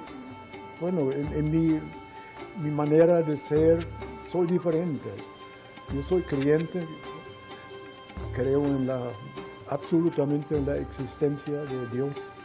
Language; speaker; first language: Spanish; non-native, fluent; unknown